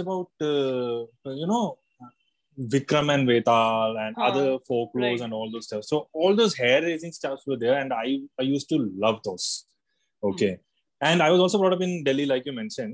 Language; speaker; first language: English; non-native, local second language; Malayalam